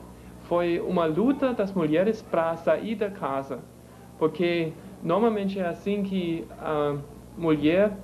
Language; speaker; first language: Portuguese; non-native, fluent; German